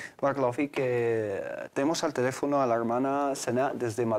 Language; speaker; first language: Spanish; native; Spanish